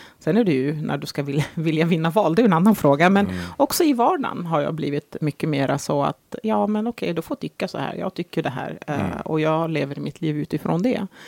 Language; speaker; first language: Swedish; early bilingual, other home language; Arabic